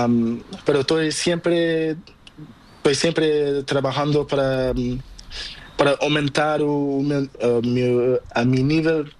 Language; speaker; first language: Spanish; non-native, learner; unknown